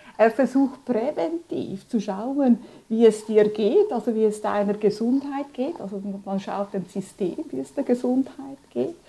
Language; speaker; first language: German; early bilingual, other home language; Spanish